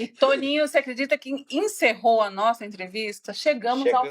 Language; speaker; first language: Portuguese; native; Portuguese